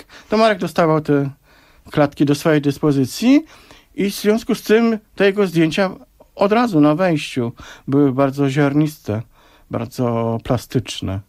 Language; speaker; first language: Polish; native; Polish